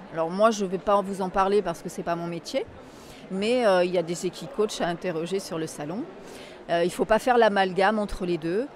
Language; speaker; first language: French; native; French